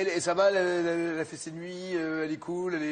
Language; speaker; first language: French; native; French